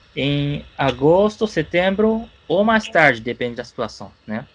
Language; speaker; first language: Portuguese; non-native, fluent; Japanese